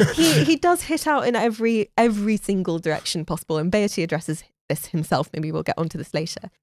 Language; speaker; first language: English; native; English